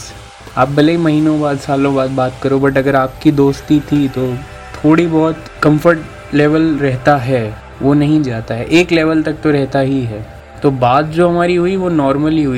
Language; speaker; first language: English; non-native, local second language; Hindi